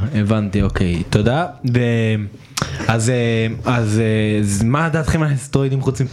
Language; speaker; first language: Hebrew; native; Hebrew